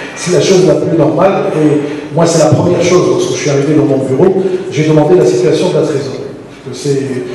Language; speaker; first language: French; non-native, local second language; Arabic